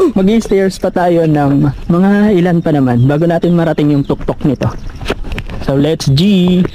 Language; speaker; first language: Filipino; non-native, local second language; Iloko